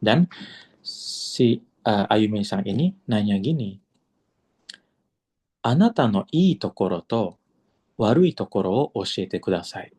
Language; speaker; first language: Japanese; non-native, fluent; Indonesian